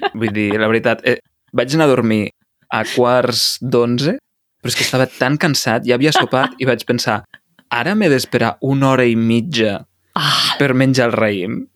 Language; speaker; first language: Catalan; native; Catalan